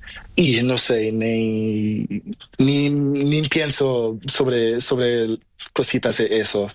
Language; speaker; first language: Spanish; non-native, learner; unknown